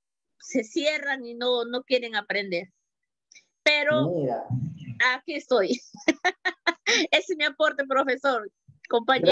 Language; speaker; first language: Spanish; native; Spanish